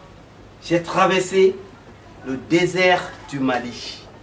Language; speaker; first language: French; non-native, local second language; Bambara